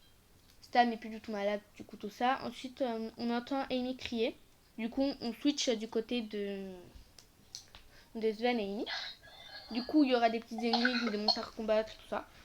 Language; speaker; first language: French; native; French